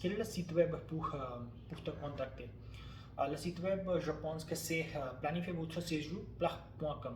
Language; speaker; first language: French; non-native, learner; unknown